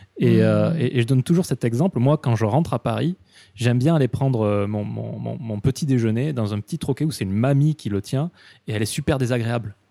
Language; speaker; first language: French; native; French